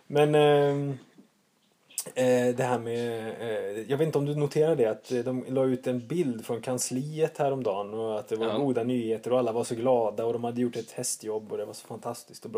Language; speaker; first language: Swedish; native; Swedish